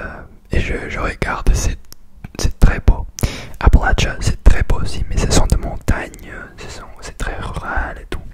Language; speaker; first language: French; non-native, learner; English